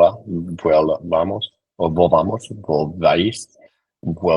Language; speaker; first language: Spanish; non-native, learner; English